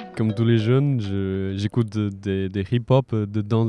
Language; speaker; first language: French; non-native, fluent; Chinese